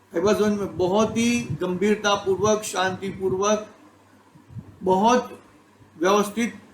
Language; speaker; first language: Hindi; non-native, local second language; Gujarati